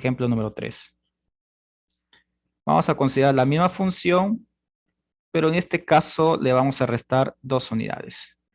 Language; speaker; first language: Spanish; native; Spanish